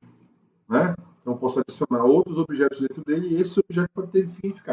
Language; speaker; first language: Portuguese; native; Portuguese